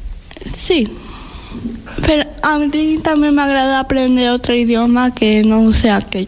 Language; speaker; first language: Catalan; non-native, learner; Spanish